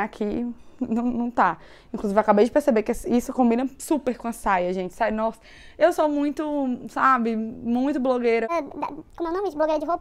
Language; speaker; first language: Portuguese; native; Portuguese